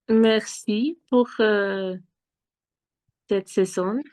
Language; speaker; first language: French; non-native, learner; Russian